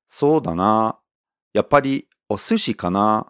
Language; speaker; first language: Japanese; non-native, fluent; English